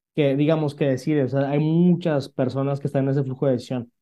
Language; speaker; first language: Spanish; native; Spanish